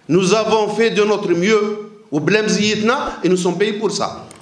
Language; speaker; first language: French; non-native, local second language; Arabic